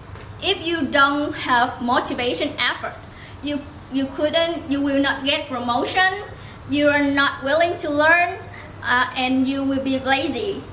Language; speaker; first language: English; non-native, learner; Vietnamese